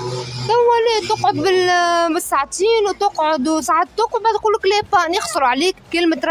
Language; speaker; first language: Arabic; native; Arabic